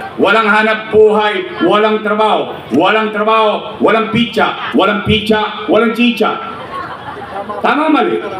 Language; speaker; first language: Filipino; native; Filipino